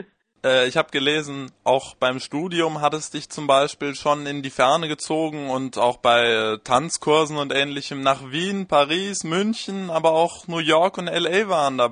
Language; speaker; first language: German; native; German